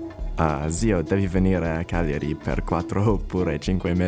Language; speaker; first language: Italian; non-native, learner; English